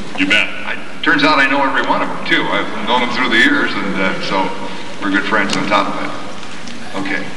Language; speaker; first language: English; native; English